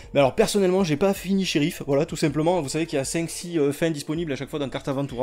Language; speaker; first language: French; native; French